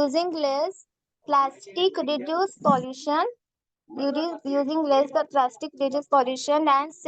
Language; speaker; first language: English; non-native, learner; Hindi